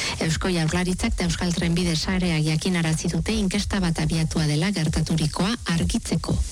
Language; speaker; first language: Basque; native; Basque